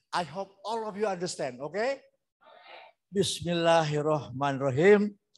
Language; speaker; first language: English; non-native, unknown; Indonesian